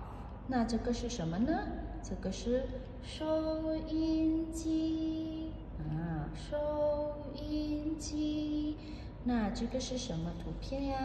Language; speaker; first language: Chinese; non-native, fluent; Indonesian